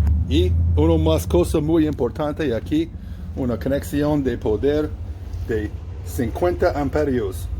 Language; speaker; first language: Spanish; non-native, fluent; English